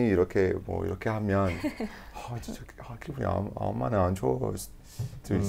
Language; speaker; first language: Korean; non-native, learner; English